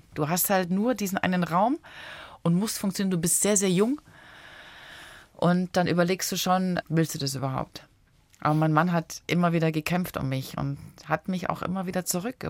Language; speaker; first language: German; early bilingual, other home language; Italian